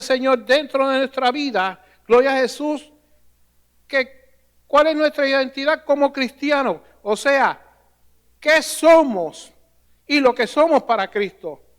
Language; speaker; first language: Spanish; native; Spanish